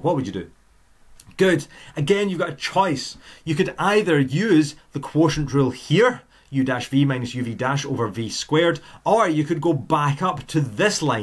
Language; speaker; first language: English; native; English